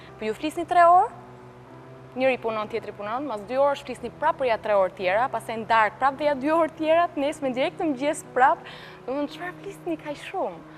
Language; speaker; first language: Albanian; early bilingual, heritage; Albanian